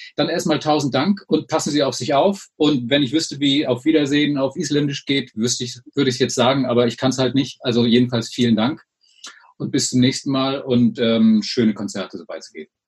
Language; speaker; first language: German; native; German